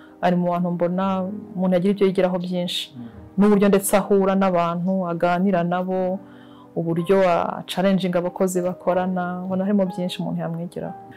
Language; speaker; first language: Kinyarwanda; early bilingual, heritage; Kinyarwanda